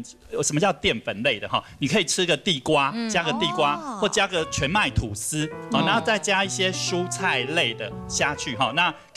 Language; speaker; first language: Chinese; native; Chinese